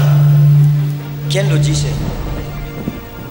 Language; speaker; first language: Spanish; non-native, learner; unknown